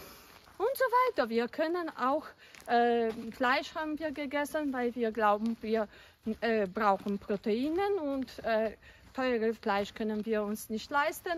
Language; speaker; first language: German; non-native, fluent; Polish